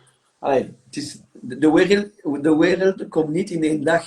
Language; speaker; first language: Dutch; non-native, local second language; French